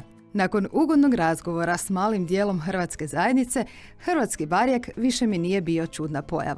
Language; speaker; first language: Croatian; native; Croatian